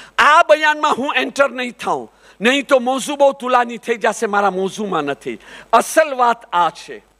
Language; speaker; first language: Gujarati; early bilingual, heritage; Gujarati